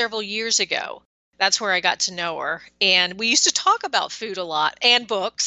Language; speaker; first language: English; native; English